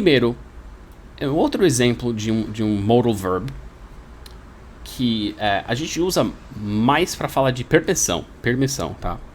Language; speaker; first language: Portuguese; non-native, fluent; English